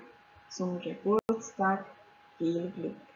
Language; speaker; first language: German; non-native, fluent; Croatian